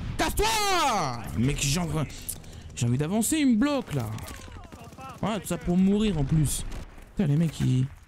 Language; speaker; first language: French; native; French